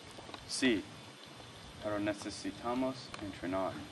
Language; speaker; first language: Spanish; non-native, learner; English